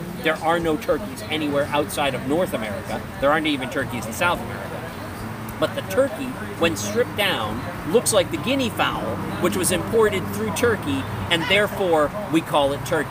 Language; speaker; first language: English; native; English